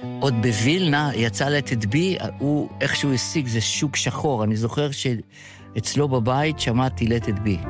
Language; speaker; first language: Hebrew; early bilingual, other home language; Yiddish